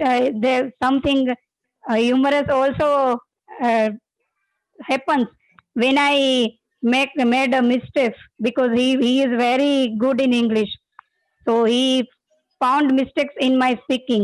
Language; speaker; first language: English; non-native, learner; Gujarati